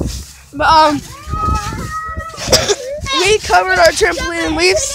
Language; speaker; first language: English; native; English